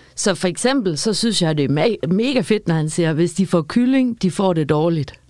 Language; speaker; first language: Danish; native; Danish